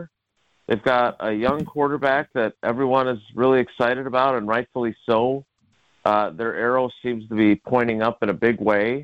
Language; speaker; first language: English; native; English